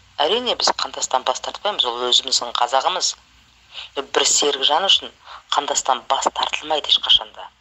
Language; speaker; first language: Kazakh; native; Kazakh